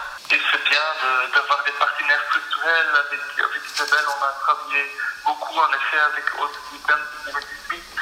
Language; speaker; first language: French; non-native, fluent; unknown